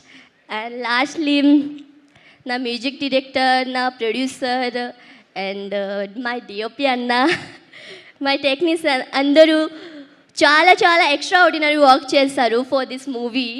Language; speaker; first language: Telugu; early bilingual, heritage; Telugu